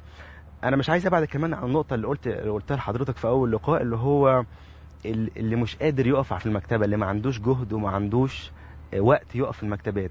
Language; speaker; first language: Arabic; native; Arabic